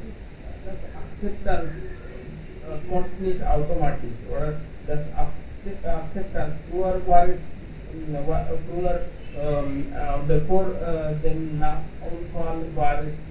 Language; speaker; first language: German; non-native, learner; Hindi